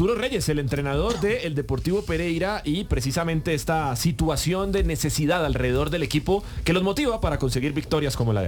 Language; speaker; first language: Spanish; native; Spanish